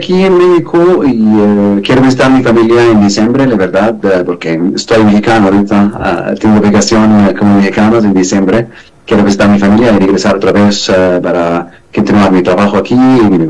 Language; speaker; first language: Spanish; non-native, learner; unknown